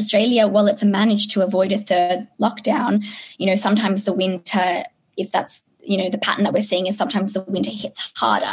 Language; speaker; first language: English; native; English